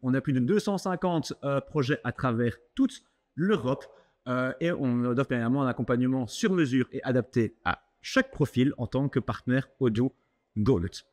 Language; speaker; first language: French; native; French